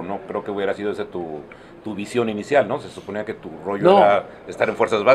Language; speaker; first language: Spanish; native; Spanish